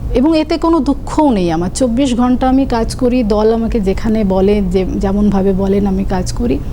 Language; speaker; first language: Bangla; non-native, local second language; Santali